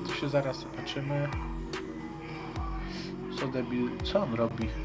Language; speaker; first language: Polish; native; Polish